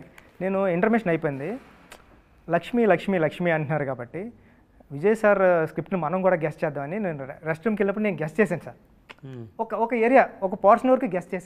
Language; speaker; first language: Telugu; native; Telugu